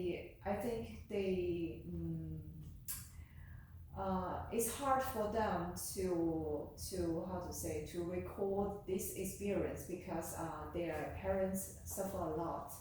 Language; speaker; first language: English; non-native, learner; Chinese